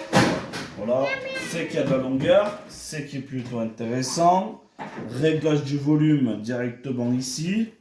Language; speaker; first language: French; native; French